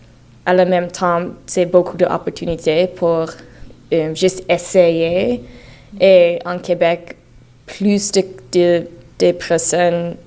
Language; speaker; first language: French; non-native, learner; English